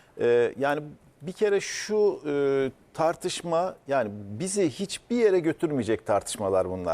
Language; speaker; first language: Turkish; native; Turkish